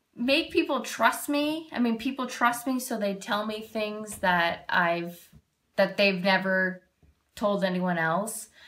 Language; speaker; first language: English; native; English